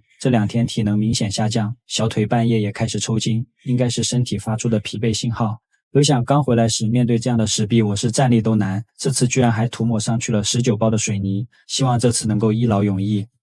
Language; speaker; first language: Chinese; native; Chinese